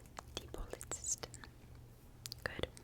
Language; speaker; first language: German; non-native, learner; English